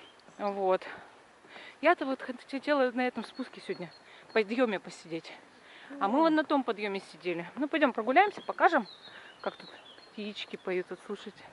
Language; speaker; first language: Russian; native; Russian